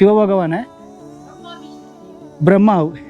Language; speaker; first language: Hindi; non-native, local second language; Malayalam